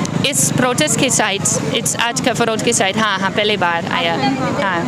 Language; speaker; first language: Hindi; non-native, learner; Dutch